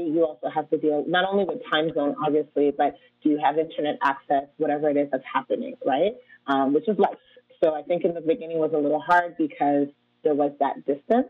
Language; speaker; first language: English; native; English